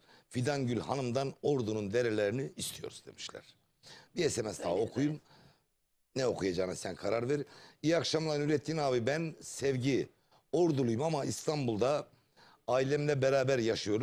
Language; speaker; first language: Turkish; native; Turkish